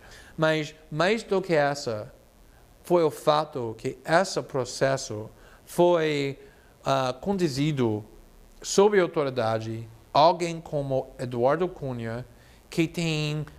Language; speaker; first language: Portuguese; non-native, fluent; English